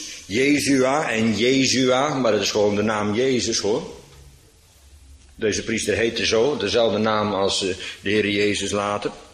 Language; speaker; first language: Dutch; native; Dutch